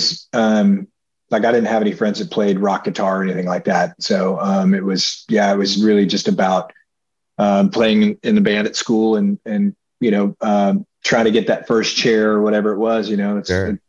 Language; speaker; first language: English; native; English